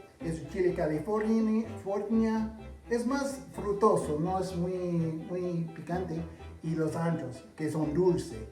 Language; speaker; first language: Spanish; non-native, fluent; English